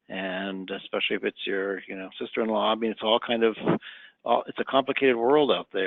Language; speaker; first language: English; native; English